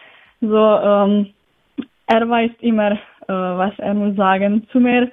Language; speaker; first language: German; non-native, learner; Slovenian